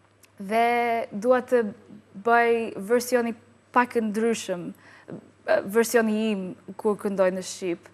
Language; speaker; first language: Albanian; non-native, learner; English